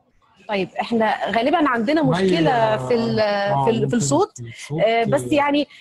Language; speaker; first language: Arabic; native; Arabic